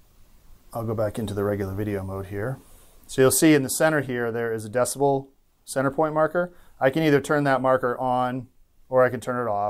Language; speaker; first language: English; native; English